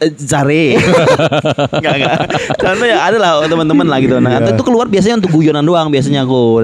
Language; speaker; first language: Indonesian; non-native, local second language; Malay